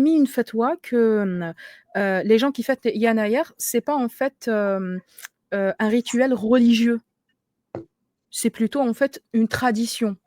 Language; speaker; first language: French; native; French